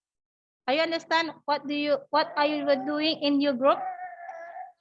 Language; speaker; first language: English; non-native, learner; Indonesian